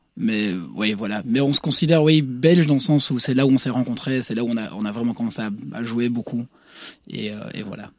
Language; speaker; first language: French; non-native, fluent; Swedish